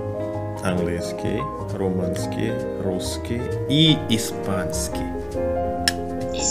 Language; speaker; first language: Russian; non-native, learner; Indonesian